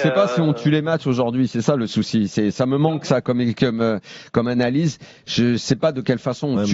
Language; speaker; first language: French; native; French